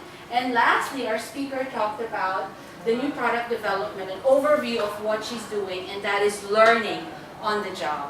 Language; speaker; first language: English; non-native, fluent; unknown